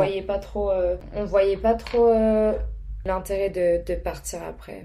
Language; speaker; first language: French; non-native, fluent; English